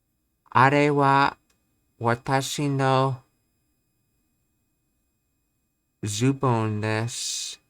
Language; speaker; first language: Japanese; non-native, learner; English